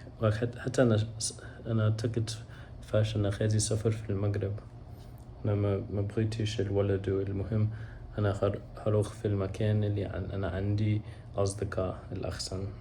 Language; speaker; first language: Arabic; non-native, learner; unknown